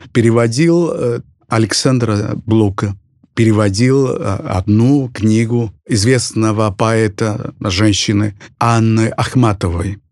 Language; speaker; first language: Russian; non-native, fluent; Spanish